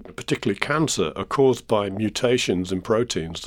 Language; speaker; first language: English; native; English